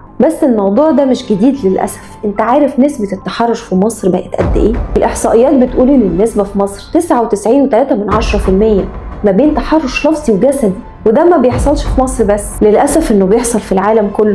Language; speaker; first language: Arabic; native; Arabic